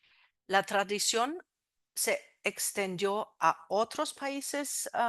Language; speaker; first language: Spanish; non-native, fluent; German